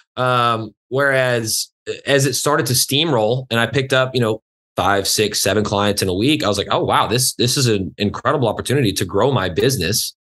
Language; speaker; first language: English; native; English